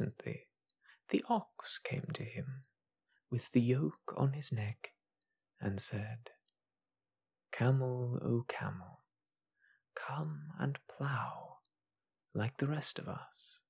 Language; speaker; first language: English; native; English